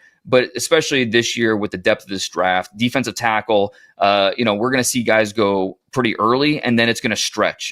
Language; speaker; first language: English; native; English